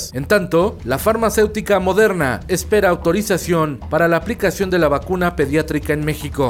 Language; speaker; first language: Spanish; native; Spanish